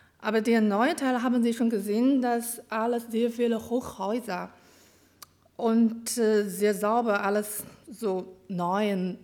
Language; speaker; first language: German; non-native, learner; Chinese